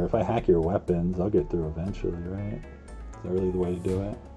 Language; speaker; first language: English; native; English